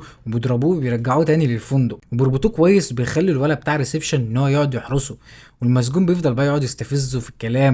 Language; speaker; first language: Arabic; native; Arabic